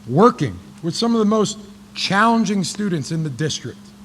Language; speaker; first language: English; native; English